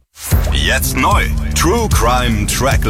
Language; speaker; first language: German; native; German